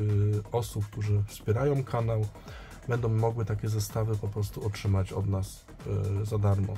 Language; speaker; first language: Polish; native; Polish